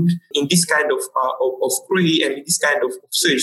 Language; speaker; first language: English; non-native, fluent; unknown